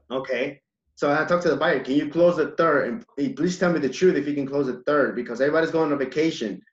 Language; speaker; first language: English; early bilingual, other home language; Spanish